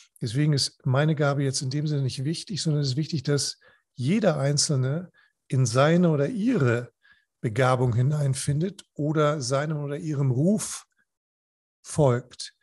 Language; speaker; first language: German; non-native, fluent; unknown